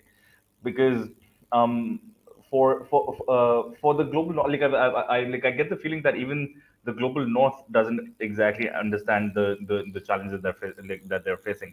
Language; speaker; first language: English; non-native, local second language; Urdu